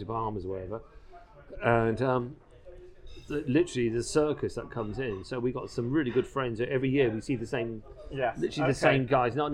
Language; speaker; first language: English; native; English